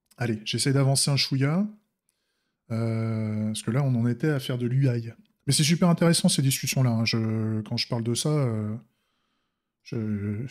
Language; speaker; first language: French; native; French